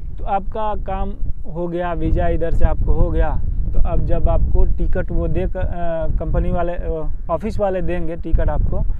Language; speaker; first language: Hindi; native; Hindi